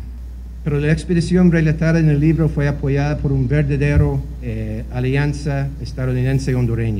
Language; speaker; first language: Spanish; non-native, fluent; English